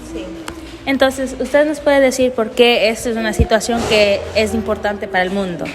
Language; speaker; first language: Spanish; early bilingual, heritage; Spanish